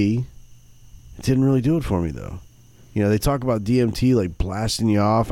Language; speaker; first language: English; native; English